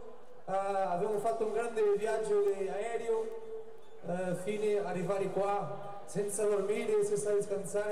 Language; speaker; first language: Italian; non-native, learner; Portuguese